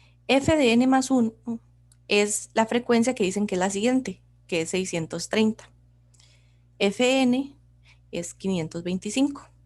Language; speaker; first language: Spanish; native; Spanish